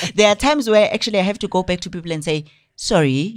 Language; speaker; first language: English; non-native, local second language; Zulu